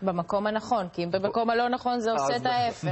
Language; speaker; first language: Hebrew; native; Hebrew